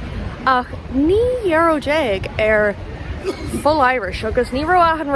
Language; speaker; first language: Irish; non-native, local second language; English